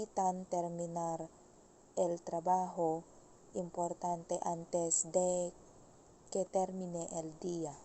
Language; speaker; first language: Spanish; non-native, learner; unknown